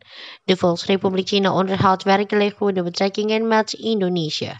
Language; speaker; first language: Dutch; non-native, fluent; Indonesian